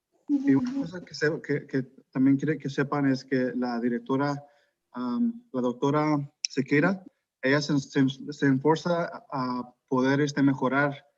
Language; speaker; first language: Spanish; early bilingual, heritage; Spanish